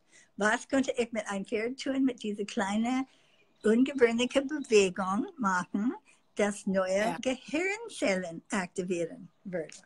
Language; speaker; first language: German; non-native, fluent; English